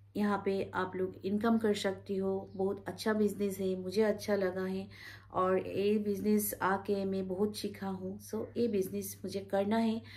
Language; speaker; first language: Hindi; non-native, local second language; Bangla